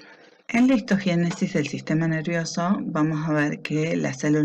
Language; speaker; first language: Spanish; native; Spanish